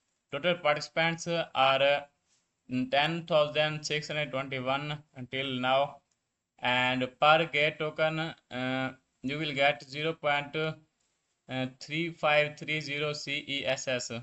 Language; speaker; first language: English; non-native, learner; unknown